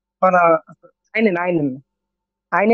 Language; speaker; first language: German; non-native, learner; Bangla